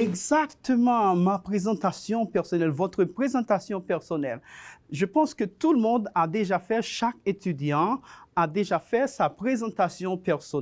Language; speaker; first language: French; non-native, fluent; Spanish